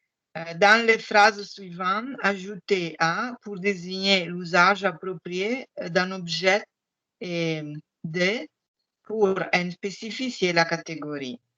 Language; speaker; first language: French; non-native, fluent; Italian